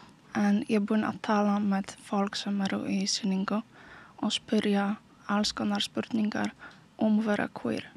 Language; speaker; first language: Icelandic; non-native, learner; Polish